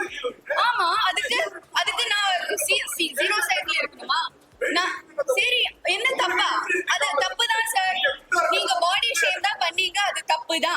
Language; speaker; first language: Tamil; non-native, local second language; Malayalam